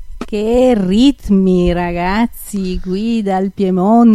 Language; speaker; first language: Italian; native; Italian